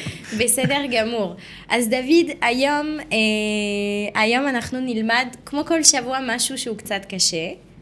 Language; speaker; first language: Hebrew; non-native, fluent; French